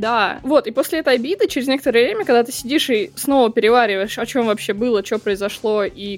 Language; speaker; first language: Russian; native; Russian